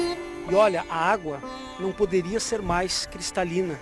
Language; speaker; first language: Portuguese; native; Portuguese